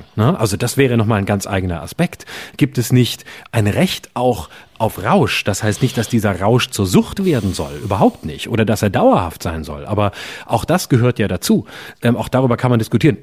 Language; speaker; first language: German; native; German